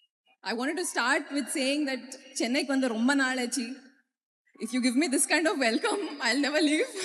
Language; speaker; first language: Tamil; non-native, learner; Kannada